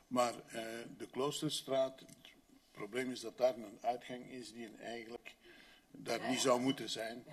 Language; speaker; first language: Dutch; native; Dutch